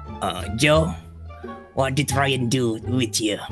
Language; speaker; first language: English; non-native, learner; Indonesian